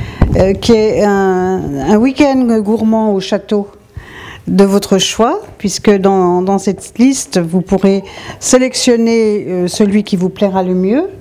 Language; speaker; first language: French; native; French